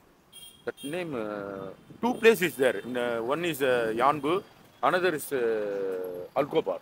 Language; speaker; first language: English; non-native, learner; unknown